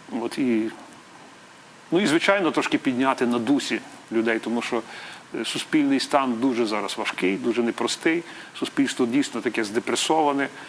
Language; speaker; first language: Ukrainian; native; Ukrainian